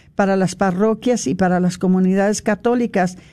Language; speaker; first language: Spanish; early bilingual, heritage; Spanish